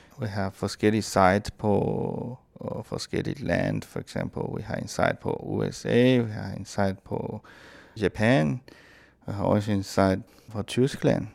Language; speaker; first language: Danish; non-native, fluent; Chinese